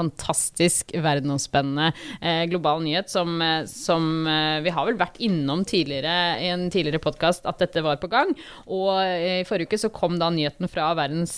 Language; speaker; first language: Norwegian; native; Norwegian